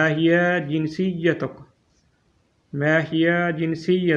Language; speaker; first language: Arabic; non-native, fluent; Urdu